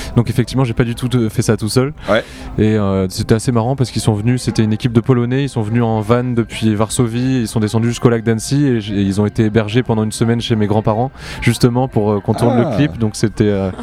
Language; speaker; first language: French; native; French